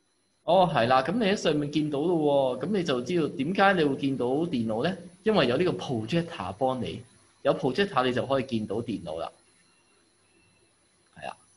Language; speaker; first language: Cantonese; native; Cantonese